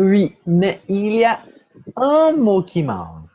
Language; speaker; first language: French; non-native, fluent; Portuguese